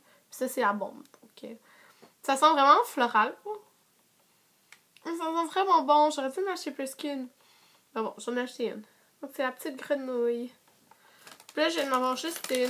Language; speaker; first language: French; native; French